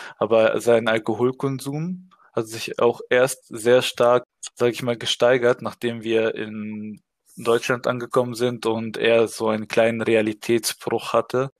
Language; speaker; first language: German; early bilingual, other home language; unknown